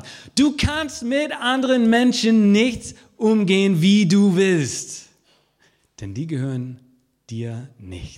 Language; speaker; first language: German; non-native, fluent; English